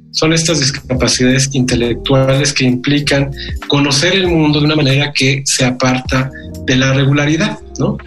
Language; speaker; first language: Spanish; native; Spanish